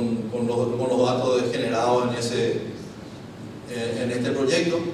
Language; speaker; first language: Spanish; native; Spanish